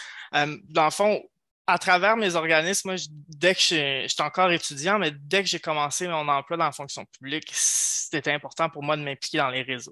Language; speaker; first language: French; native; French